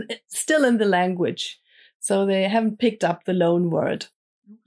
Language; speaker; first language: English; non-native, fluent; German